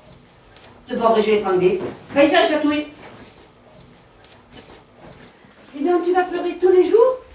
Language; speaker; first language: French; native; French